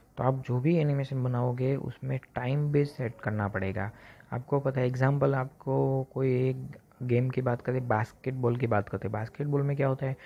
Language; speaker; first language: Hindi; non-native, local second language; Gujarati